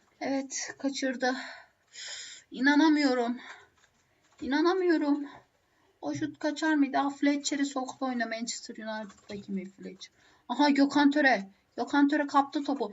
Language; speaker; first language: Turkish; native; Turkish